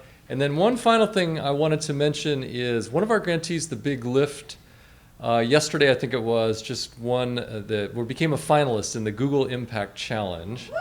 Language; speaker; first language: English; native; English